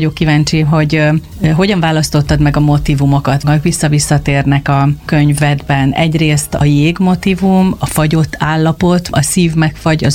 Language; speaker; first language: Hungarian; native; Hungarian